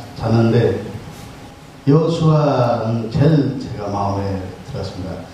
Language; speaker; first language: Korean; non-native, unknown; Nepali